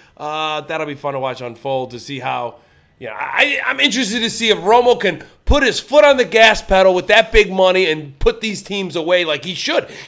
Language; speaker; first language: English; native; English